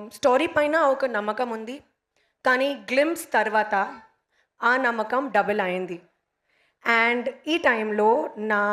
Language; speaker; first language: Telugu; non-native, learner; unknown